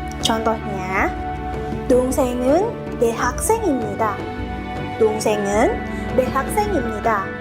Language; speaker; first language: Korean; non-native, fluent; Indonesian